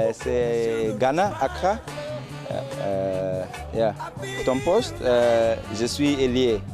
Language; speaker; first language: French; non-native, learner; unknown